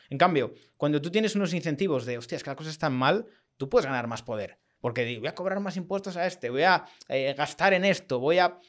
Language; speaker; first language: Spanish; native; Spanish